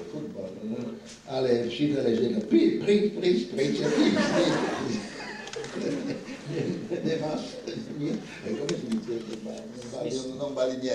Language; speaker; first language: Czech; non-native, learner; Italian